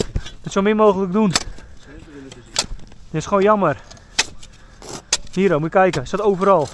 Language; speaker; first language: Dutch; native; Dutch